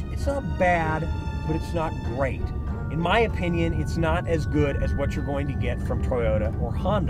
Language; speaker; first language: English; native; English